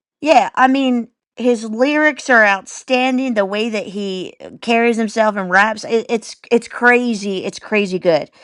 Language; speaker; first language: English; native; English